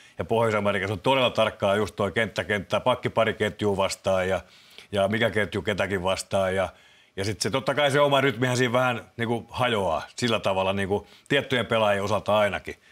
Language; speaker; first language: Finnish; native; Finnish